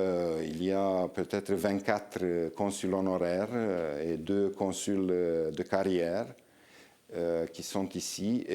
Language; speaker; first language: French; non-native, fluent; Romanian